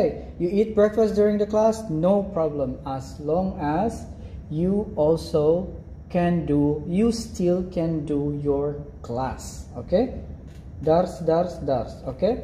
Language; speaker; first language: English; non-native, fluent; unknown